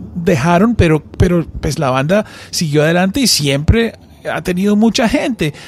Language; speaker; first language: Spanish; native; Spanish